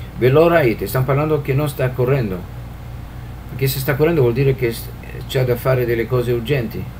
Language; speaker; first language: Italian; non-native, fluent; Hebrew